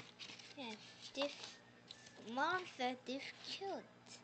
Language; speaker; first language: English; non-native, learner; Korean